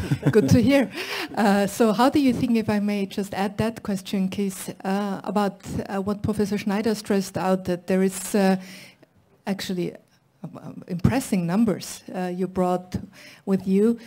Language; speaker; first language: English; non-native, fluent; German